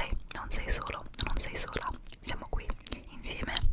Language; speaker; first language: Italian; non-native, fluent; English